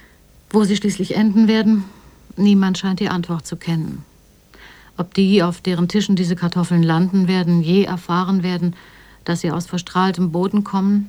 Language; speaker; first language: German; native; German